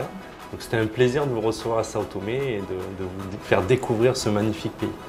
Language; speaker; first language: French; native; French